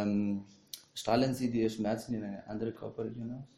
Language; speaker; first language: German; non-native, learner; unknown